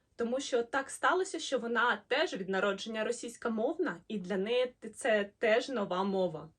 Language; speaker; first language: Ukrainian; non-native, local second language; Russian